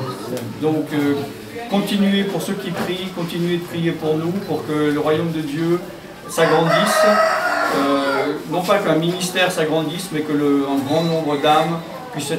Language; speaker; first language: French; native; French